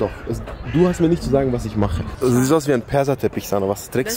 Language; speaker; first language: German; early bilingual, other home language; Persian